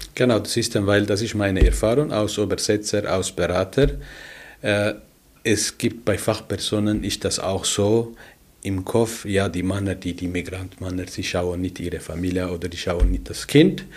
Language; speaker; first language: German; non-native, learner; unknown